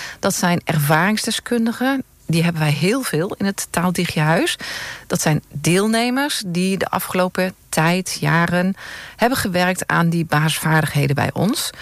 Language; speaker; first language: Dutch; native; Dutch